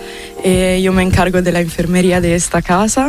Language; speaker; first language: Spanish; non-native, fluent; Italian